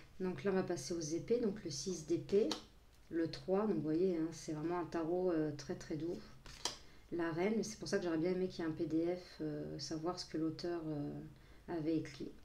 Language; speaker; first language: French; native; French